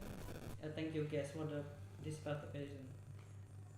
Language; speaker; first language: English; non-native, learner; Indonesian